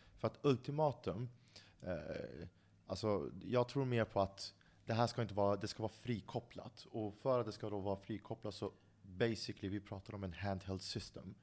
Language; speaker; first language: Swedish; early bilingual, other home language; Central Kurdish